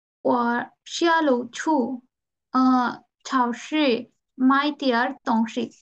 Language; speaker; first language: Chinese; non-native, learner; Bangla